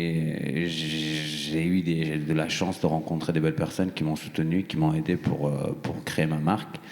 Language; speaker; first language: French; non-native, fluent; Persian